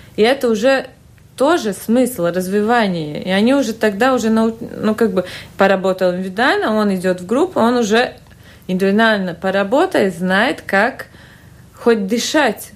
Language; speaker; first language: Russian; non-native, local second language; Latvian